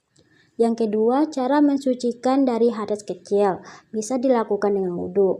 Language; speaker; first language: Indonesian; native; Indonesian